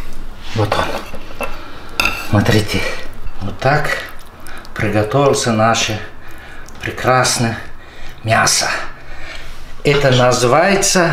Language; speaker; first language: Russian; non-native, fluent; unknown